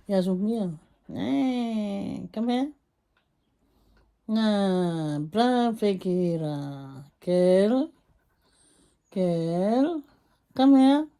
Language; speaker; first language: German; non-native, learner; Indonesian